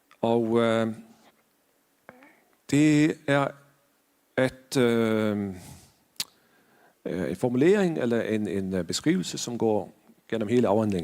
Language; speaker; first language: Danish; non-native, fluent; Faroese